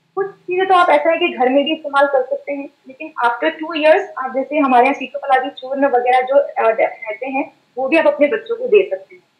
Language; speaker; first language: Hindi; native; Hindi